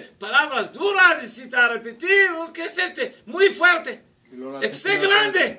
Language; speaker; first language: Spanish; non-native, learner; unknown